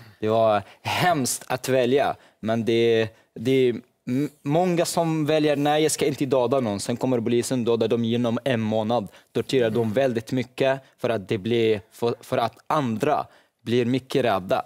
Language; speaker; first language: Swedish; non-native, learner; Arabic